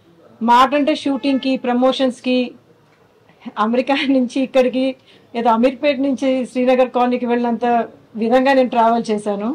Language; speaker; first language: Telugu; early bilingual, heritage; Telugu